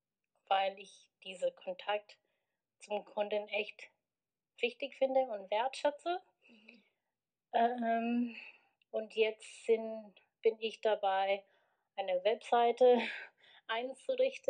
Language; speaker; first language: German; non-native, fluent; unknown